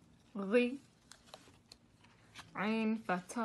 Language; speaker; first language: Arabic; non-native, learner; English